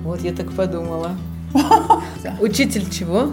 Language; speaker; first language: Russian; native; Russian